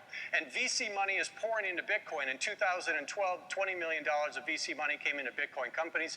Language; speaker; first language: English; native; English